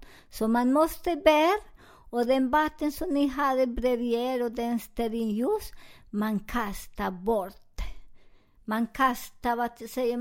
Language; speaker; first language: Swedish; non-native, learner; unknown